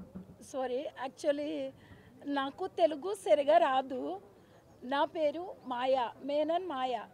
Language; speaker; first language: Telugu; non-native, learner; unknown